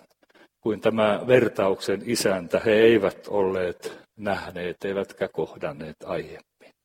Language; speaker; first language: Finnish; native; Finnish